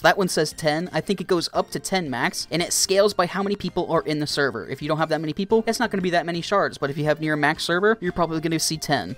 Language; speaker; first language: English; native; English